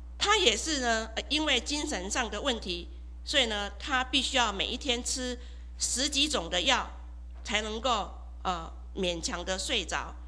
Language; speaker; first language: Chinese; native; Chinese